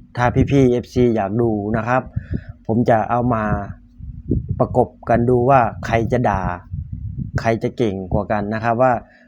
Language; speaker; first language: Thai; native; Thai